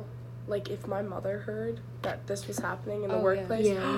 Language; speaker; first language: English; native; English